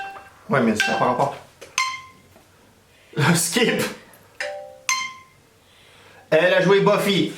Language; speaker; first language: French; native; French